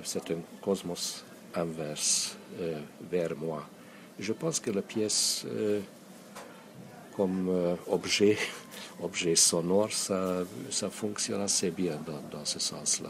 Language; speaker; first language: French; non-native, fluent; Hungarian